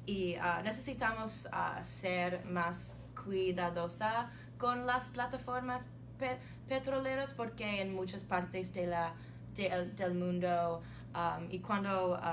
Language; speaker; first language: Spanish; non-native, learner; English